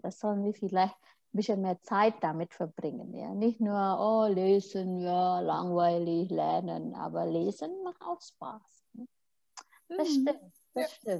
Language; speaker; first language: German; non-native, fluent; Indonesian